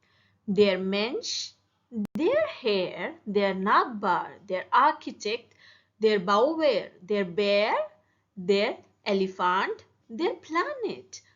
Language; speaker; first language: German; non-native, fluent; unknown